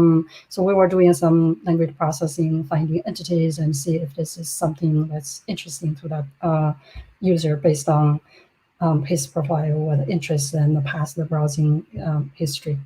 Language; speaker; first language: English; non-native, fluent; Chinese